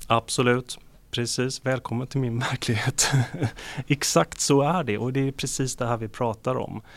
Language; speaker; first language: Swedish; native; Swedish